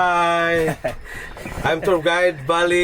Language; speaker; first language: English; non-native, learner; Indonesian